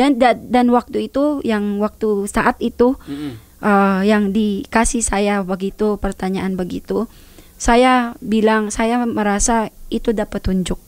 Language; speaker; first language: Indonesian; non-native, learner; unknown